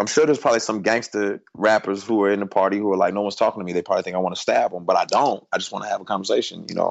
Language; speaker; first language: English; native; English